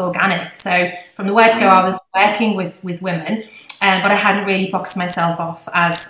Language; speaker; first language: English; native; English